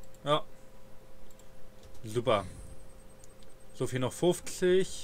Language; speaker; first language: German; native; German